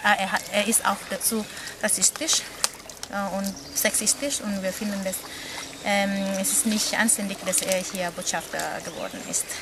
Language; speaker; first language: German; non-native, fluent; Indonesian